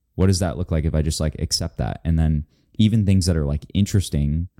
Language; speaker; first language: English; native; English